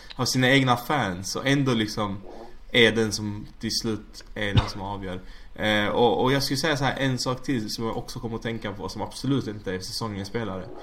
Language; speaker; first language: Swedish; early bilingual, other home language; Arabic